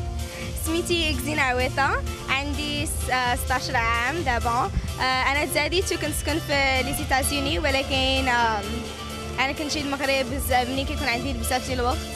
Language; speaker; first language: Arabic; early bilingual, heritage; Arabic